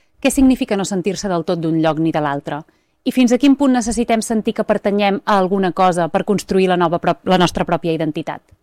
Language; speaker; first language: Catalan; native; Catalan